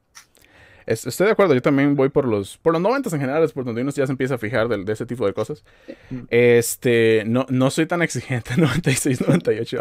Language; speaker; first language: Spanish; native; Spanish